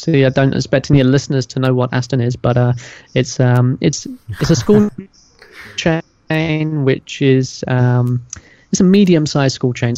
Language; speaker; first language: English; native; English